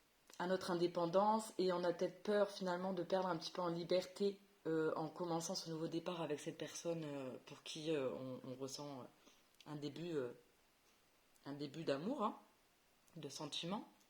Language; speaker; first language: French; native; French